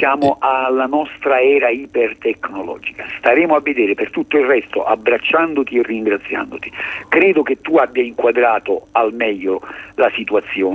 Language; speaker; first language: Italian; native; Italian